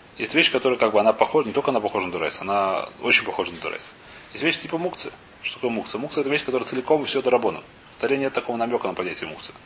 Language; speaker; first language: Russian; early bilingual, heritage; Russian